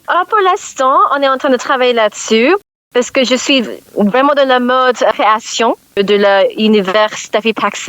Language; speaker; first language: French; non-native, learner; English